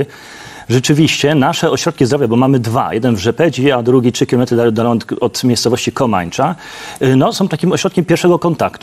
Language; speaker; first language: Polish; native; Polish